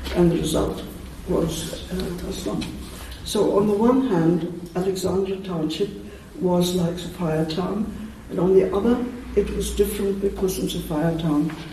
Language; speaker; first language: English; early bilingual, other home language; German